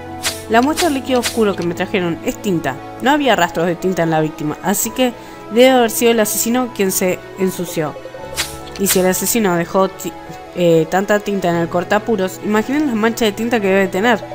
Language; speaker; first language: Spanish; native; Spanish